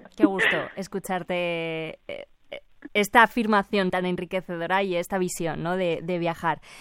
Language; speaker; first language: Spanish; native; Spanish